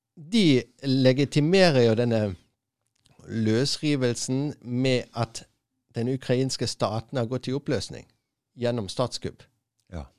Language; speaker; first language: Norwegian; non-native, fluent; German